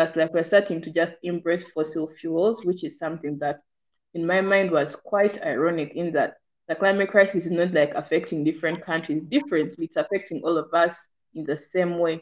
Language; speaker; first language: English; non-native, local second language; Ganda